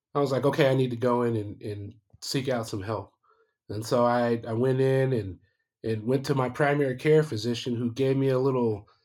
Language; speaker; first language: English; native; English